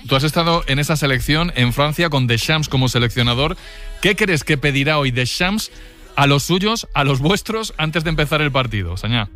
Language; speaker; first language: Spanish; native; Spanish